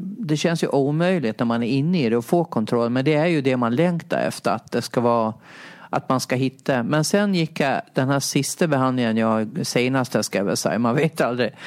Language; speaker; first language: Swedish; native; Swedish